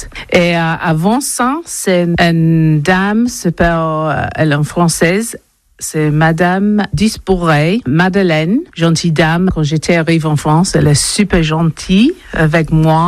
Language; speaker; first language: French; non-native, learner; English